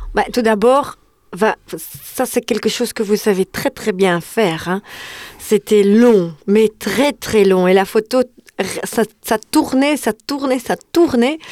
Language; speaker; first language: French; non-native, local second language; Dutch